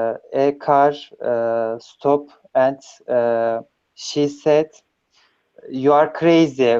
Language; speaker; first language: English; non-native, learner; Turkish